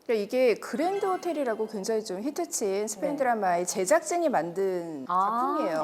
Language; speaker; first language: Korean; native; Korean